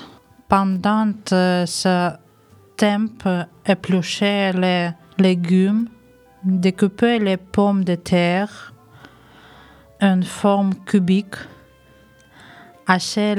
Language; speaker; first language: French; non-native, learner; Ukrainian